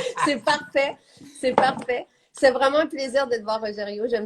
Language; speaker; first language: French; native; French